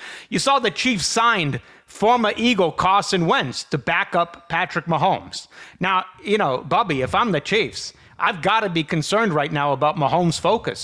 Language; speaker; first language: English; native; English